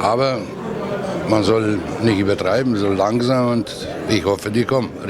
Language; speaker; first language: German; non-native, fluent; Croatian